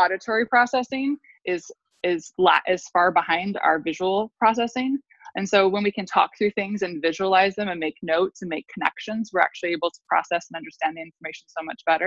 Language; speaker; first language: English; native; English